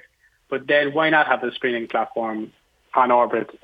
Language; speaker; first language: English; native; English